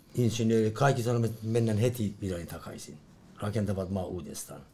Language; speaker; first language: Finnish; non-native, fluent; Persian